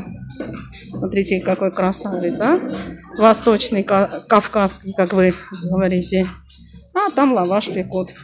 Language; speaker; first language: Russian; non-native, local second language; Armenian